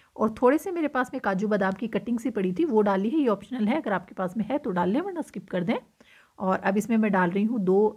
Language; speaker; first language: Hindi; native; Hindi